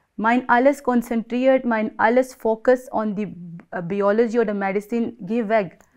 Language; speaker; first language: German; non-native, learner; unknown